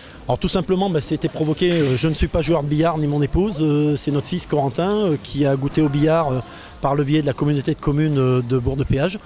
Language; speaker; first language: French; native; French